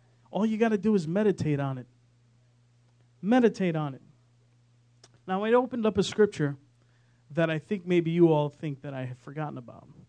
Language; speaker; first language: English; native; English